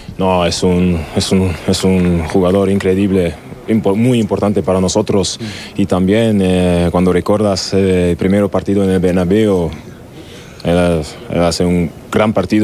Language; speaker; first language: Spanish; non-native, learner; German